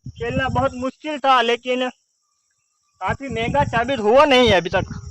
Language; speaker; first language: Hindi; non-native, local second language; Gujarati